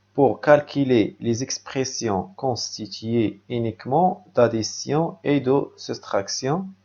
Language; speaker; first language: French; non-native, local second language; Arabic